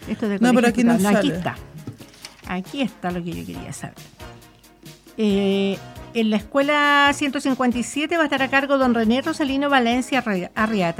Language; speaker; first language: Spanish; native; Spanish